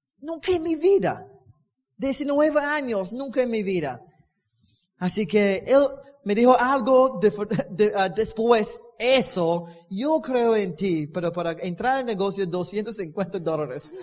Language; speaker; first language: Spanish; non-native, learner; English